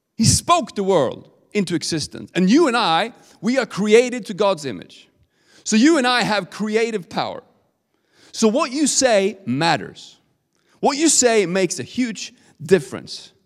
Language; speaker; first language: English; non-native, fluent; Swedish